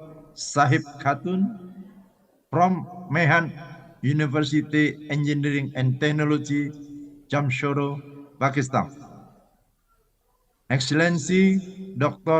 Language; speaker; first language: English; non-native, fluent; Indonesian